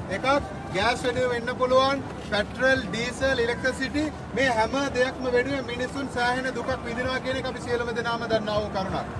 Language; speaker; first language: Sinhala; non-native, local second language; Tamil